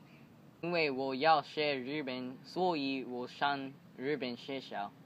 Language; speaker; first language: Chinese; non-native, learner; English